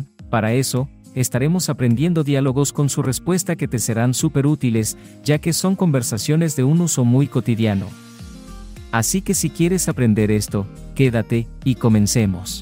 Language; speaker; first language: Spanish; native; Spanish